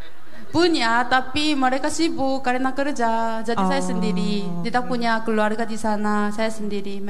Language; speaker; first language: Indonesian; non-native, fluent; Korean